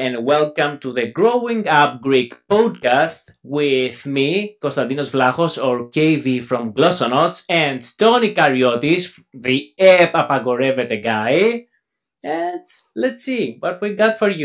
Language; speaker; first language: English; non-native, fluent; Greek